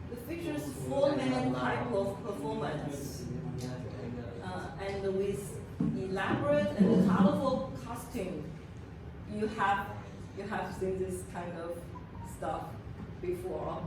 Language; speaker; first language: English; non-native, learner; Chinese